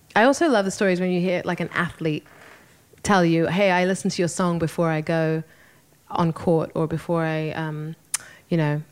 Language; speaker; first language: English; native; English